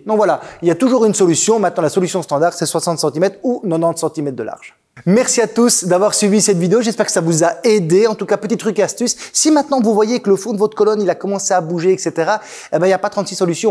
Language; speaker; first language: French; native; French